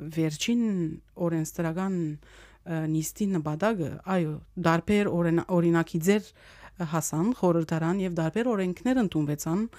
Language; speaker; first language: Armenian; early bilingual, heritage; Armenian